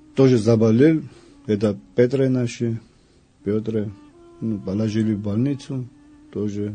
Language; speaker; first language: Russian; non-native, fluent; Georgian